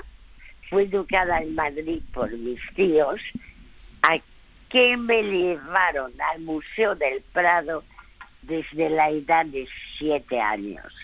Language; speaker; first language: Spanish; early bilingual, other home language; French